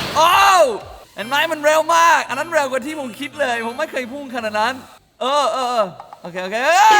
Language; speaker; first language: Thai; early bilingual, other home language; English